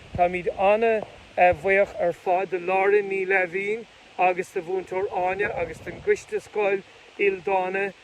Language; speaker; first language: Irish; native; Irish